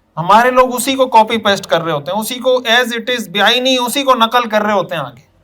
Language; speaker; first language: Urdu; native; Urdu